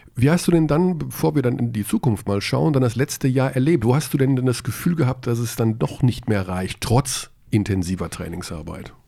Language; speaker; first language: German; native; German